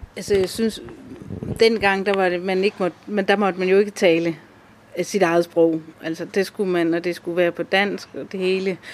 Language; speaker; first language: Danish; native; Danish